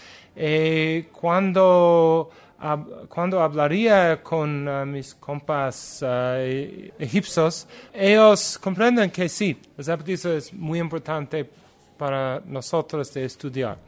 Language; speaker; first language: Spanish; non-native, learner; English